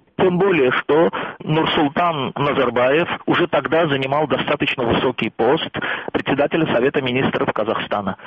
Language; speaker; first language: Russian; non-native, local second language; Azerbaijani